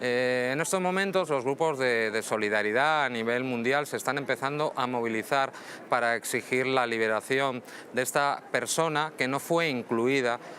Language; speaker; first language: Spanish; native; Spanish